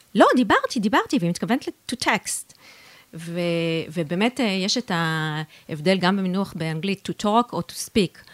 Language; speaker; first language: Hebrew; native; Hebrew